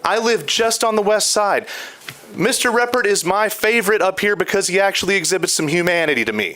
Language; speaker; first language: English; native; English